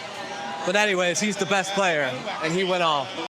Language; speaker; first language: English; native; English